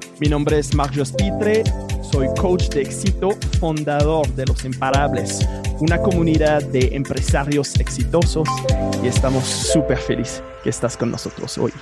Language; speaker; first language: Spanish; non-native, fluent; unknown